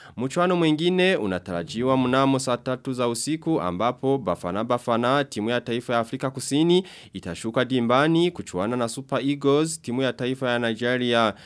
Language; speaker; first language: Swahili; non-native, local second language; Rundi